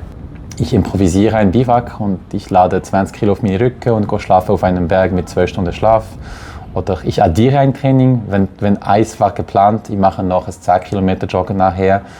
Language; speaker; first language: German; non-native, local second language; French